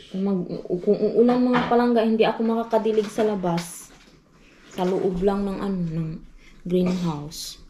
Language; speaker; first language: Filipino; non-native, local second language; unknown